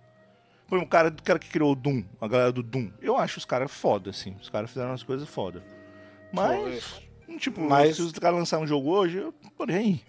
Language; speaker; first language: Portuguese; native; Portuguese